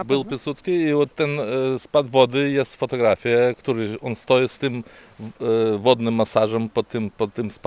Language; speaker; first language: Polish; non-native, learner; Lithuanian